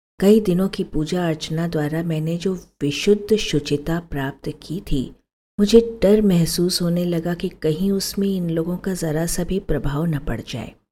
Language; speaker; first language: Hindi; native; Hindi